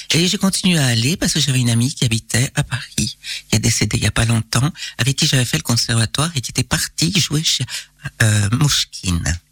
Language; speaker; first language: French; native; French